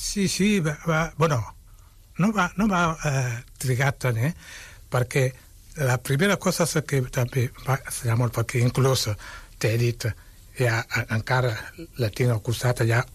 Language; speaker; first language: Catalan; non-native, fluent; Wolof